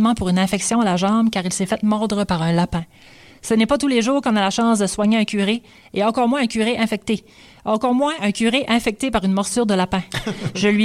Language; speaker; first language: French; native; French